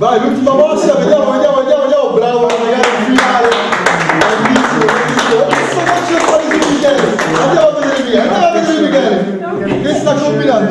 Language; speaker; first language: Italian; native; Italian